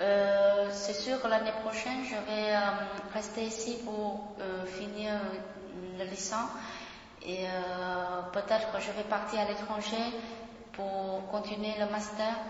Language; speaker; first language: French; non-native, fluent; Vietnamese